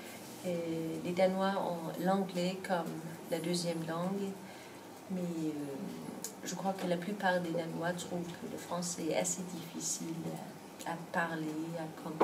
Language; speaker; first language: French; non-native, fluent; Danish